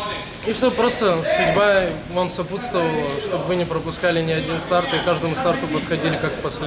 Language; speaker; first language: Russian; native; Russian